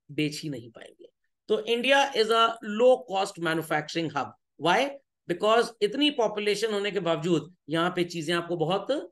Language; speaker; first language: Hindi; native; Hindi